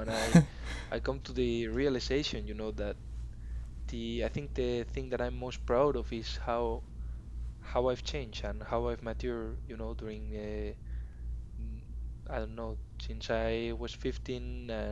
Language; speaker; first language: English; non-native, fluent; Spanish